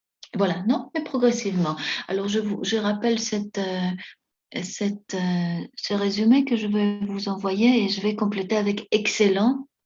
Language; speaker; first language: French; non-native, fluent; Spanish